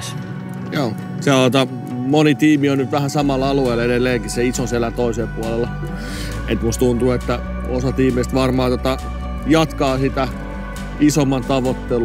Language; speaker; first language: Finnish; native; Finnish